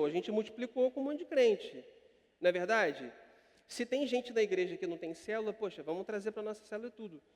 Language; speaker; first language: Portuguese; native; Portuguese